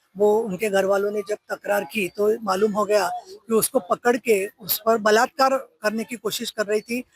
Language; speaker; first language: Hindi; non-native, local second language; Marathi